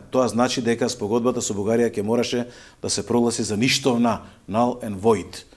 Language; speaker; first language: Macedonian; native; Macedonian